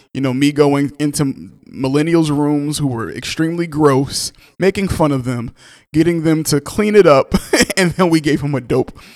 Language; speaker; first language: English; native; English